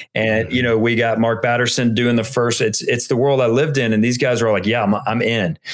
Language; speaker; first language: English; native; English